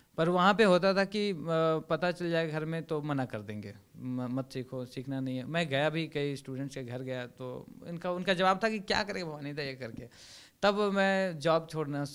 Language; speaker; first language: Hindi; native; Hindi